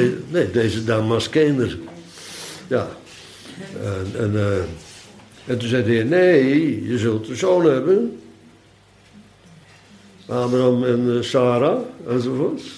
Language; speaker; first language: Dutch; native; Dutch